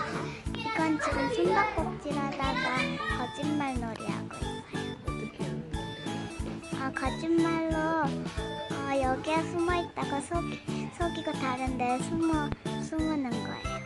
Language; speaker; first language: Korean; early bilingual, heritage; Korean